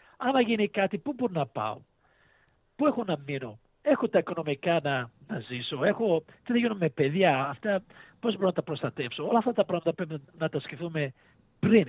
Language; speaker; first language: Greek; early bilingual, heritage; Greek